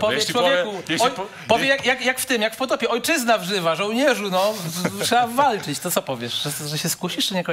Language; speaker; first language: Polish; native; Polish